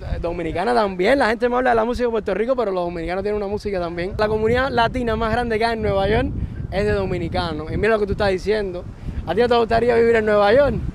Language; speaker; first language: Spanish; native; Spanish